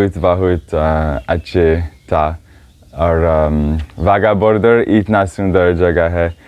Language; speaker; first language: Hindi; non-native, learner; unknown